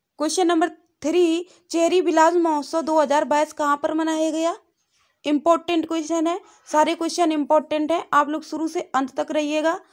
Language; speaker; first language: Hindi; native; Hindi